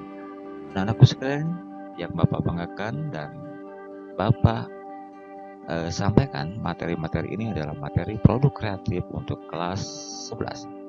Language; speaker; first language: Indonesian; native; Indonesian